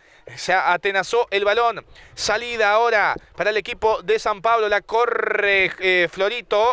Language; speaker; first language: Spanish; native; Spanish